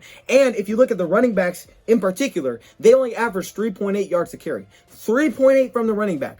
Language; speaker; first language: English; native; English